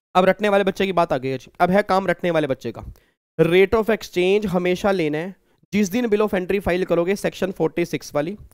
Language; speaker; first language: Hindi; native; Hindi